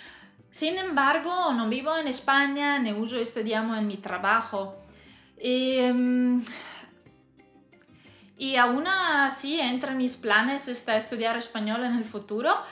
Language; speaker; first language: Spanish; non-native, fluent; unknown